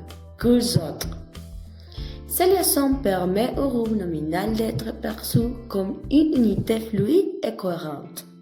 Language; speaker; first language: French; non-native, learner; Spanish